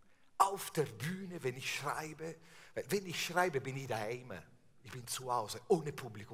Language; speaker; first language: German; non-native, fluent; Italian